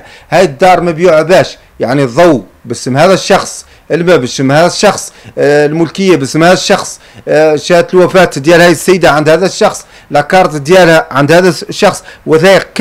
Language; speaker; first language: Arabic; native; Arabic